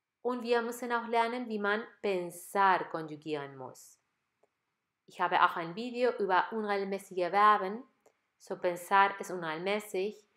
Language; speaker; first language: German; non-native, fluent; Spanish